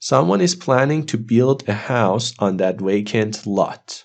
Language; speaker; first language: English; non-native, fluent; Persian